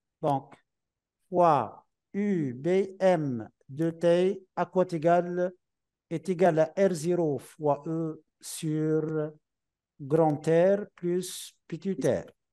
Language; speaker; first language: French; non-native, local second language; Arabic